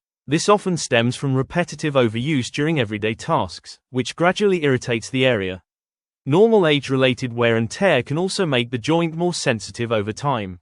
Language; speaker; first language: English; non-native, fluent; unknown